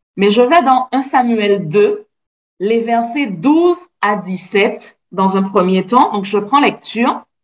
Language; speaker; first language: French; native; French